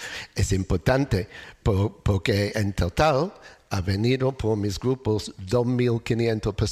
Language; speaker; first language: Spanish; non-native, learner; English